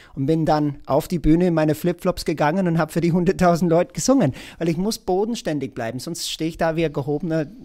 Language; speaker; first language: German; non-native, fluent; English